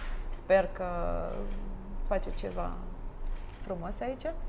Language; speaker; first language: Romanian; non-native, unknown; Russian